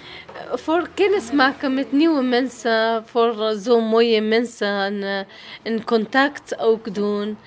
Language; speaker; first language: Dutch; non-native, learner; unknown